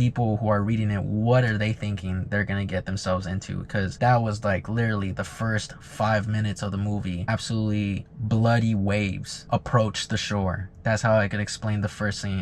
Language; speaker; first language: English; native; English